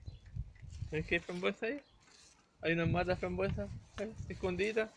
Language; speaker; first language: Spanish; native; Spanish